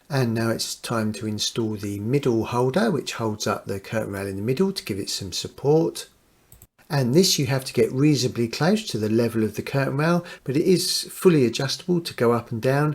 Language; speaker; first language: English; native; English